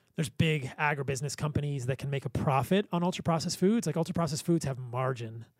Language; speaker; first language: English; native; English